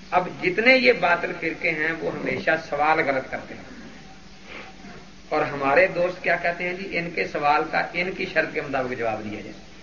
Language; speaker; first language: Urdu; non-native, local second language; Punjabi